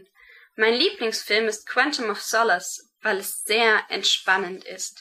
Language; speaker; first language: German; non-native, learner; English